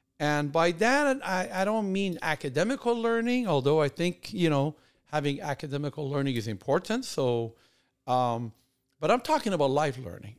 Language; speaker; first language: English; non-native, fluent; Persian